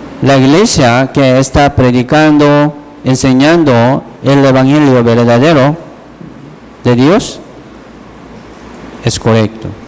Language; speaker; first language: Spanish; non-native, learner; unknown